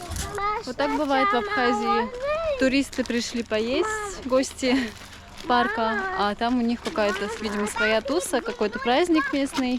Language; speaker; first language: Russian; native; Russian